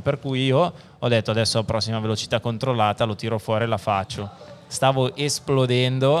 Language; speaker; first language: Italian; native; Italian